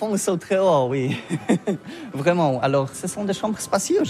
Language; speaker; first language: French; non-native, learner; Polish